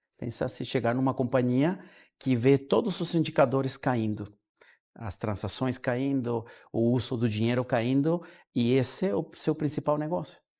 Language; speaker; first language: Portuguese; non-native, fluent; Spanish